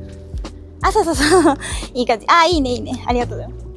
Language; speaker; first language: Japanese; native; Japanese